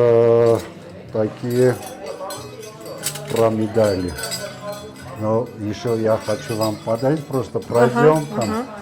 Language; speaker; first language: Russian; non-native, local second language; Armenian